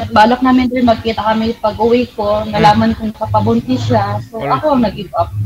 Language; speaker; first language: Filipino; non-native, local second language; Cebuano